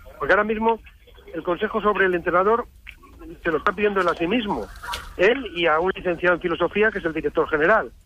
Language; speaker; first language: Spanish; native; Spanish